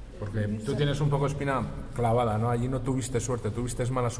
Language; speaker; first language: Spanish; native; Spanish